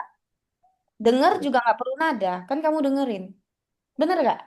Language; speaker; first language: Indonesian; native; Indonesian